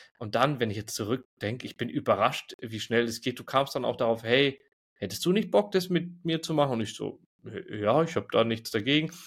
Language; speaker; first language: German; native; German